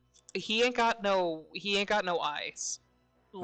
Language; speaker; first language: English; native; English